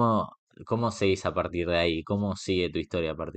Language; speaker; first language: Spanish; native; Spanish